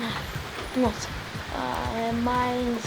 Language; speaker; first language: Portuguese; early bilingual, heritage; Portuguese